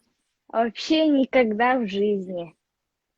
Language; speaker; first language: Russian; non-native, local second language; Yakut